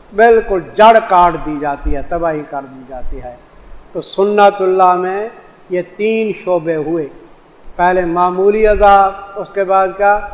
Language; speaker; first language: Urdu; non-native, local second language; Saraiki